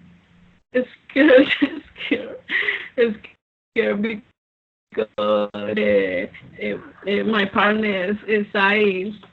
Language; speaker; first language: English; non-native, learner; Spanish